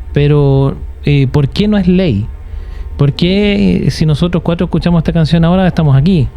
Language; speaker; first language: Spanish; native; Spanish